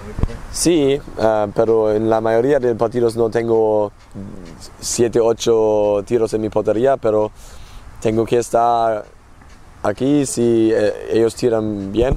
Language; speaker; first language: Spanish; non-native, fluent; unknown